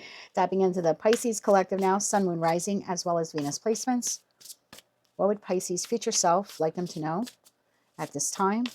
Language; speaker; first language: English; native; English